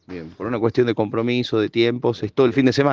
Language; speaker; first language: Spanish; native; Spanish